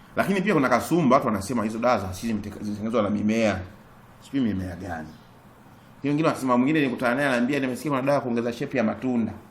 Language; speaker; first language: Swahili; native; Swahili